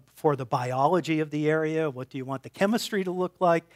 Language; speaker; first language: English; native; English